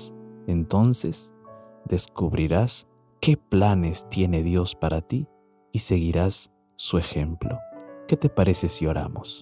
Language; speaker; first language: Spanish; native; Spanish